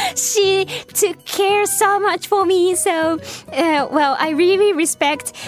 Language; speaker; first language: English; non-native, fluent; Japanese